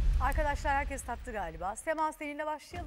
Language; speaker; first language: Turkish; native; Turkish